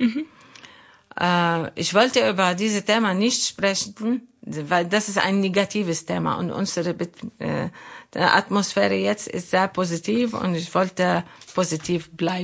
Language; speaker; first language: German; non-native, learner; Arabic